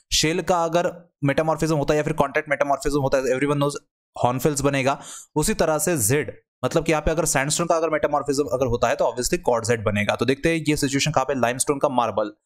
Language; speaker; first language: Hindi; non-native, local second language; Marathi